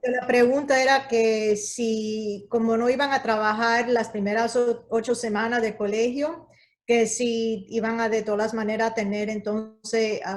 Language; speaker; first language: Spanish; early bilingual, heritage; Spanish